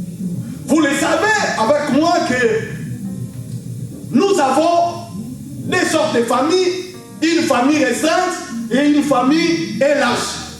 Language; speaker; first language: French; non-native, local second language; Lingala